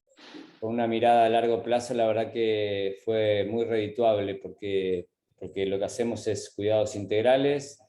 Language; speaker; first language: Spanish; native; Spanish